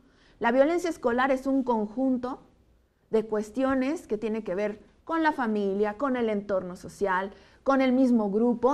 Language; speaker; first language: Spanish; native; Spanish